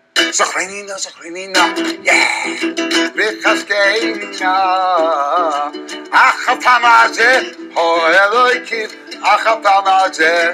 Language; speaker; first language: Hebrew; non-native, fluent; English